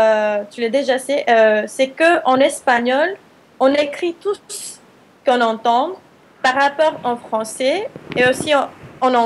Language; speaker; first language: French; non-native, fluent; Spanish